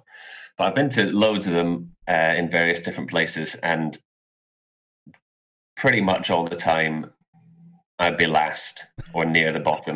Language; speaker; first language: English; native; English